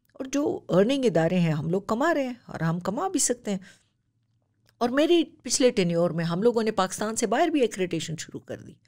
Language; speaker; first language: Urdu; non-native, local second language; Pashto